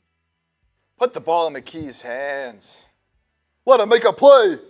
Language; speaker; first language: English; native; English